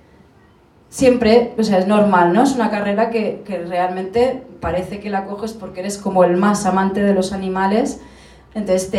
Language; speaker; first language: Spanish; native; Spanish